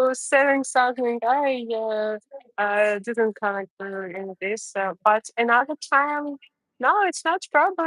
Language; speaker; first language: English; non-native, learner; Russian